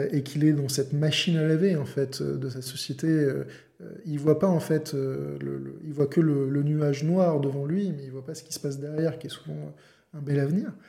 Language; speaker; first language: French; native; French